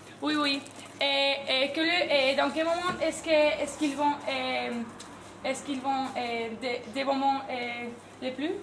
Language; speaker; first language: French; non-native, learner; Spanish